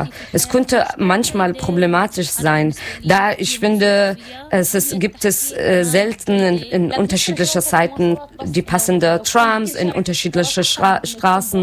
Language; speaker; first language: German; non-native, learner; Arabic